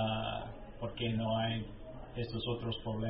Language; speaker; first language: Spanish; non-native, learner; English